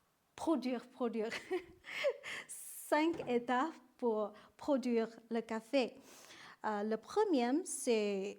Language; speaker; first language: French; non-native, learner; Vietnamese